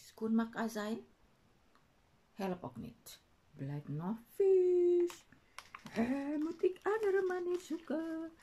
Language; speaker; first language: Dutch; non-native, learner; Indonesian